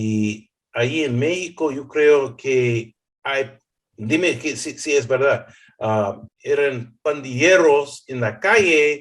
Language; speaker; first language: Spanish; early bilingual, heritage; English